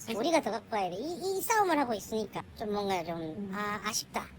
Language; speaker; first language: Korean; native; Korean